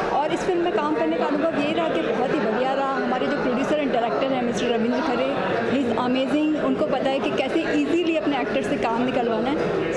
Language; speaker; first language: Hindi; native; Hindi